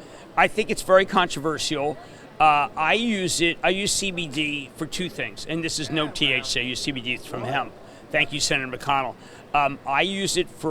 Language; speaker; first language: English; native; English